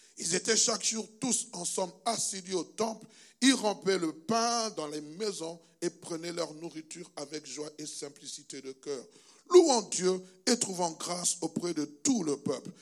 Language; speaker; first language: French; non-native, local second language; Luba-Lulua